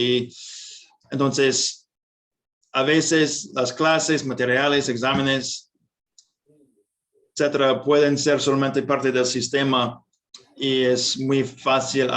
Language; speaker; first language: Spanish; non-native, fluent; English